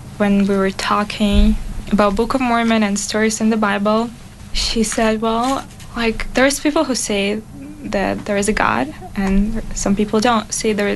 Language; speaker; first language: English; non-native, fluent; Russian